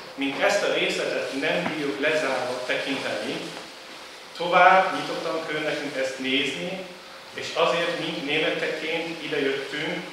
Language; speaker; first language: Hungarian; non-native, fluent; German